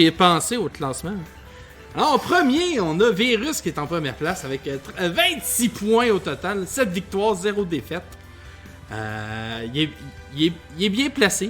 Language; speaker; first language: French; native; French